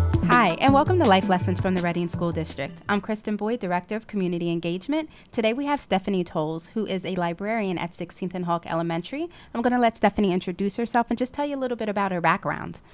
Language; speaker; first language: English; native; English